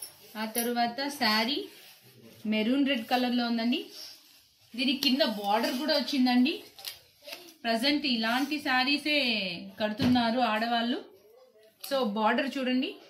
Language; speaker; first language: Telugu; native; Telugu